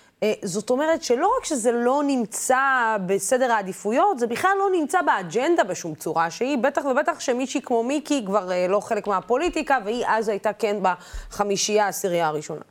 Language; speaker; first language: Hebrew; non-native, local second language; Arabic